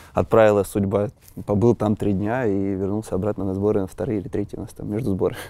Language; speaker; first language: Russian; native; Russian